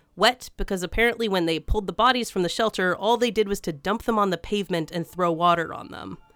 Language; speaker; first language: English; native; English